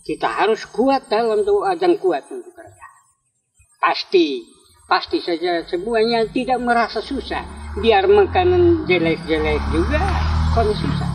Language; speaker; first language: Indonesian; non-native, local second language; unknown